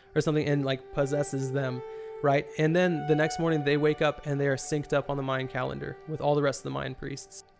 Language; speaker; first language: English; early bilingual, heritage; English